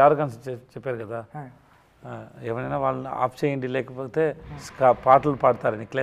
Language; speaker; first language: Telugu; non-native, learner; Tamil